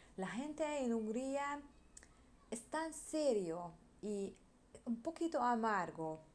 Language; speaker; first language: Spanish; non-native, learner; Hungarian